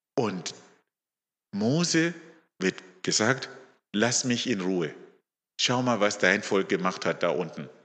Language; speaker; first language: German; non-native, fluent; Shona